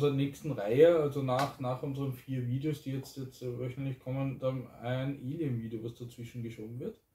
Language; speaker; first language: German; native; German